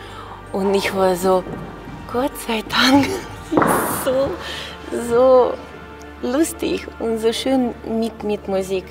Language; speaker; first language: German; non-native, fluent; Russian